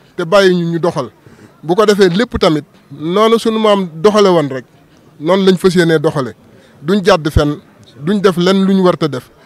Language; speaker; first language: Wolof; native; Wolof